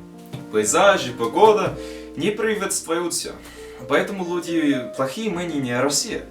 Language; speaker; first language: Russian; non-native, learner; English